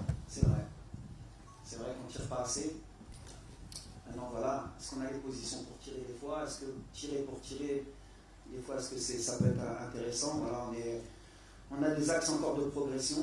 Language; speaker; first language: French; native; French